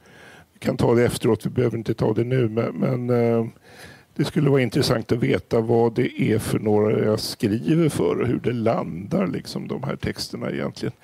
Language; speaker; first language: Swedish; native; Swedish